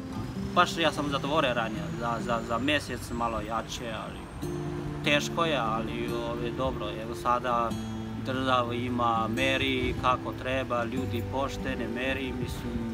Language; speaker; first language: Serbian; non-native, learner; Chinese